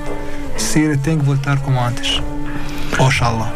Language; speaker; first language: Portuguese; non-native, learner; Arabic